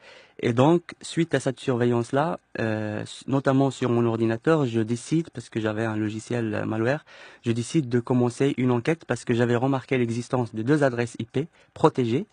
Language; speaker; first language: French; non-native, local second language; Arabic